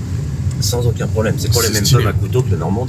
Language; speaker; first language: French; native; French